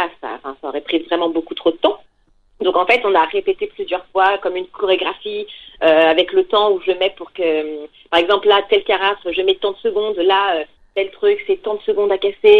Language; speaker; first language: French; native; French